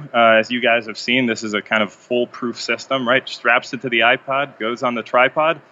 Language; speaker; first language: English; non-native, fluent; Hebrew